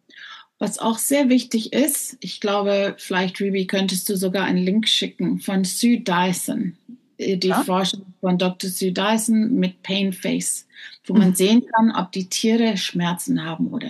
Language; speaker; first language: German; non-native, fluent; English